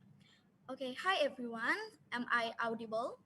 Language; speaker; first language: English; non-native, learner; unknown